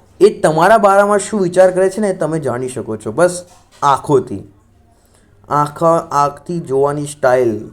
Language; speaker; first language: Gujarati; non-native, local second language; Marathi